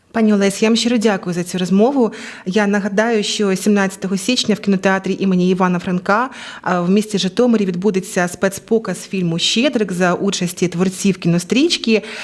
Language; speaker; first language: Ukrainian; native; Ukrainian